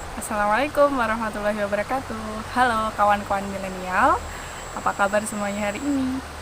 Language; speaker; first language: Indonesian; non-native, local second language; Javanese